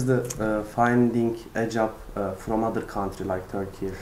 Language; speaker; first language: English; non-native, learner; Turkish